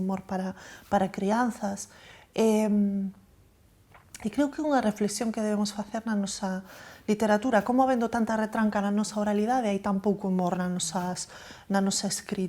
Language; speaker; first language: Galician; native; Galician